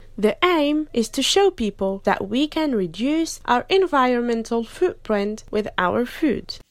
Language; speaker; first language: English; non-native, fluent; French